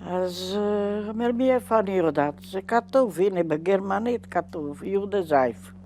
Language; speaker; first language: Hebrew; non-native, fluent; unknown